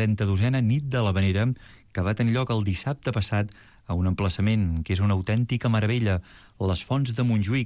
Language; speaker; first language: Catalan; native; Catalan